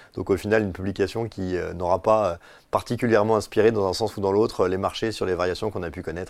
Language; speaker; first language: French; native; French